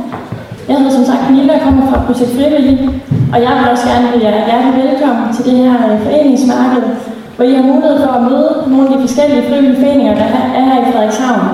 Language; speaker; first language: Danish; native; Danish